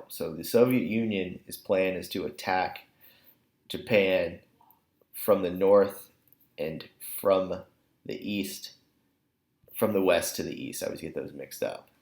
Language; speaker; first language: English; native; English